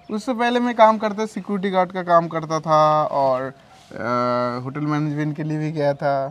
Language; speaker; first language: Hindi; non-native, local second language; Bangla